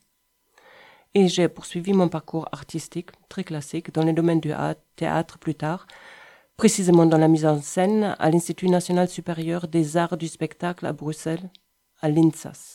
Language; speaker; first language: French; non-native, fluent; German